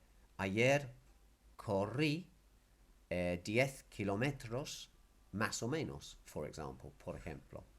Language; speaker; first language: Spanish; non-native, fluent; English